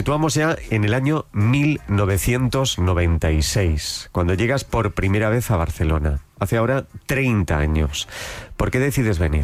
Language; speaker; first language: Spanish; native; Spanish